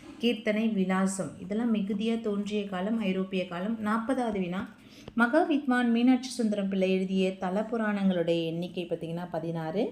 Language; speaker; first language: Tamil; native; Tamil